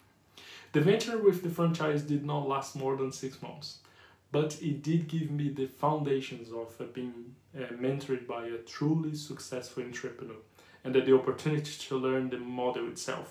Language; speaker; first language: English; non-native, fluent; Portuguese